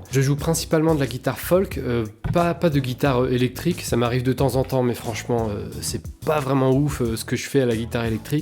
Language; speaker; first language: French; native; French